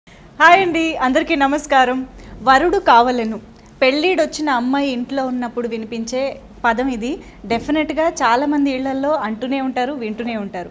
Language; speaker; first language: Telugu; native; Telugu